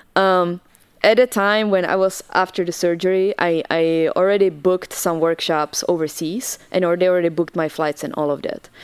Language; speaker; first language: English; non-native, fluent; Czech